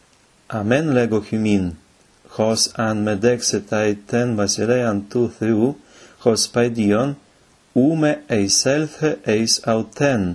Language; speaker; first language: Greek; non-native, fluent; Ukrainian